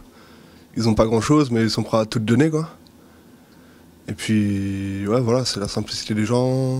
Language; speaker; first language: French; native; French